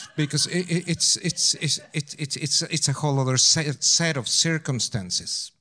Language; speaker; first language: English; non-native, fluent; Spanish